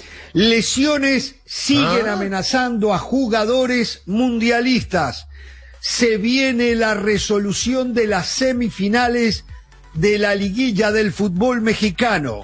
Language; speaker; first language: Spanish; native; Spanish